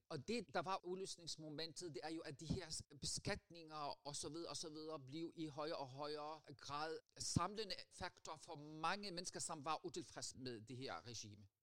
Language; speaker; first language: Danish; non-native, fluent; Arabic